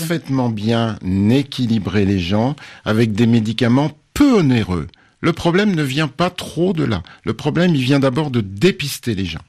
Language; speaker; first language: French; native; French